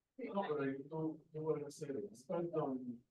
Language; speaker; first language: Spanish; non-native, fluent; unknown